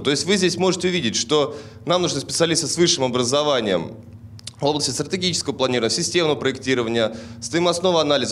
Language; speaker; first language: Russian; native; Russian